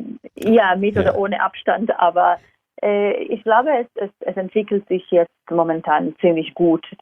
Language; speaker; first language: German; non-native, fluent; Hebrew